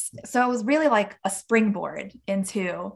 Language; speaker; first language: English; native; English